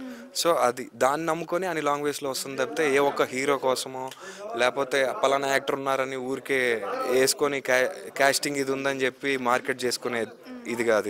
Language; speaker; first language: Telugu; native; Telugu